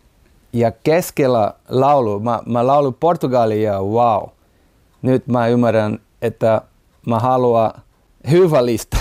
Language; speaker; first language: Finnish; non-native, learner; Portuguese